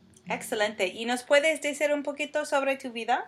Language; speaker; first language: Spanish; non-native, fluent; English